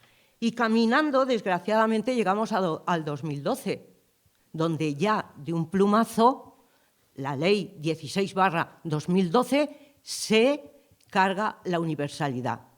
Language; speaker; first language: Spanish; native; Spanish